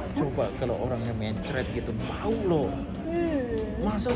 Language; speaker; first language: Indonesian; native; Indonesian